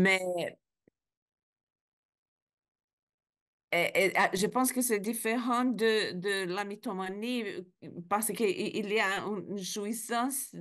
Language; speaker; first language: French; non-native, learner; Spanish